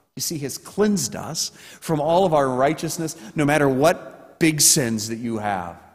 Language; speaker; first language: English; native; English